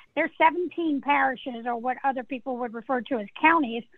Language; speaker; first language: English; native; English